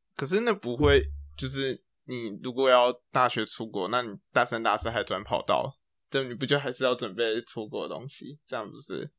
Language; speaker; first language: Chinese; native; Chinese